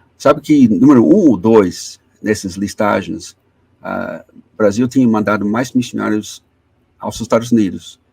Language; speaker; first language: Portuguese; non-native, fluent; English